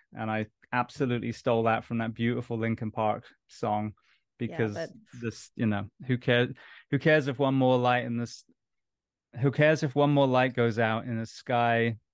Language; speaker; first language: English; native; English